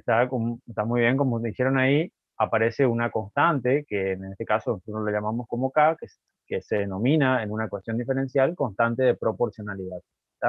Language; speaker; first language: Spanish; native; Spanish